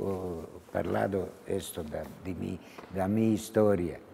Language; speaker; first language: Italian; non-native, learner; Ladino